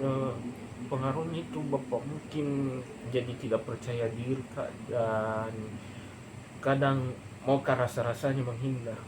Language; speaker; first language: Indonesian; non-native, local second language; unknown